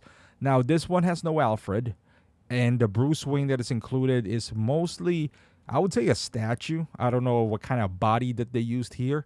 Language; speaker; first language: English; native; English